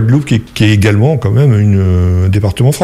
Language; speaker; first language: French; native; French